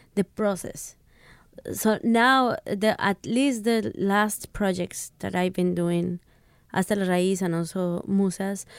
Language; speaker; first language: English; non-native, fluent; Spanish